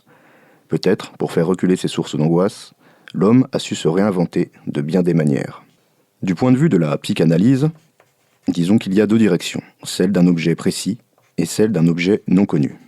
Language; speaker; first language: French; native; French